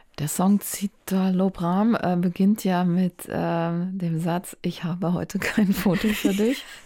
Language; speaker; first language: German; native; German